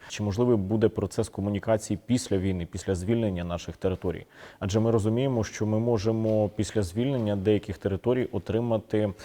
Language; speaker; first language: Ukrainian; native; Ukrainian